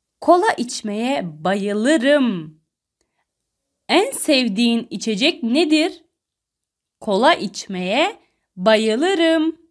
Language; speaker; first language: Turkish; non-native, fluent; Arabic